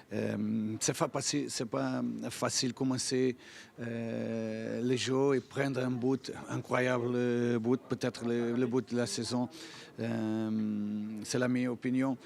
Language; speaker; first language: French; non-native, fluent; Portuguese